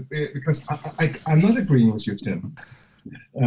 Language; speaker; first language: English; non-native, fluent; German